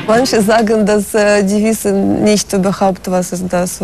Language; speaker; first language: German; non-native, fluent; Russian